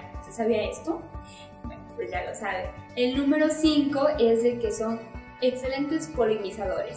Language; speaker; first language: Spanish; native; Spanish